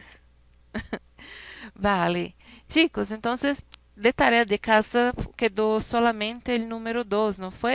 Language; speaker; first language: Spanish; non-native, fluent; Portuguese